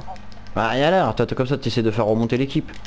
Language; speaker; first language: French; native; French